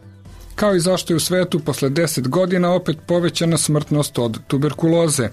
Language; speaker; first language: Croatian; native; Croatian